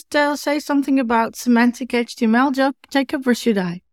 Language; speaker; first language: English; non-native, fluent; Dutch